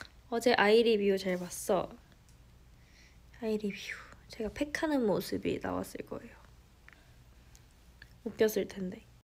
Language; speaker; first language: Korean; native; Korean